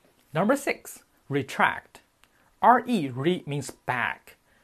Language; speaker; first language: English; non-native, fluent; Chinese